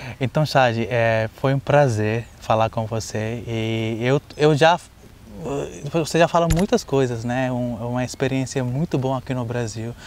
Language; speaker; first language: Portuguese; non-native, learner; Malayalam